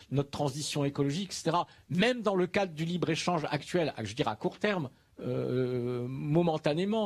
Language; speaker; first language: French; native; French